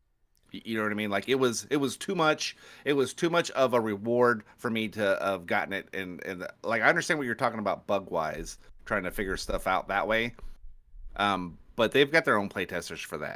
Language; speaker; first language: English; native; English